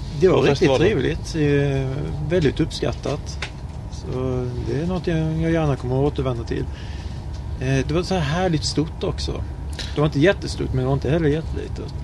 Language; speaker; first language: Swedish; native; Swedish